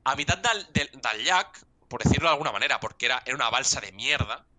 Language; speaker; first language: Spanish; non-native, local second language; Catalan